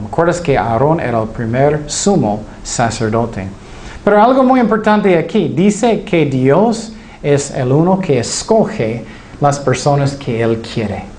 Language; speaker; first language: Spanish; non-native, fluent; English